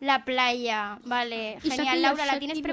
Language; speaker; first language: Spanish; native; Spanish